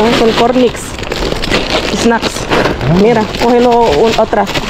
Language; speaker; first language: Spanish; non-native, fluent; Filipino